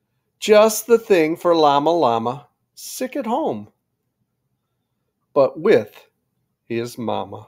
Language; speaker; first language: English; native; English